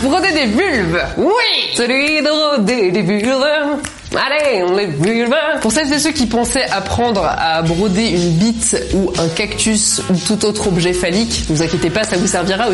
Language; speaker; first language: French; native; French